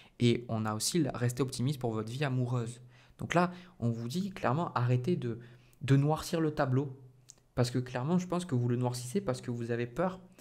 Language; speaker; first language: French; native; French